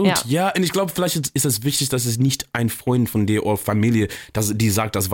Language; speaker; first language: German; non-native, fluent; English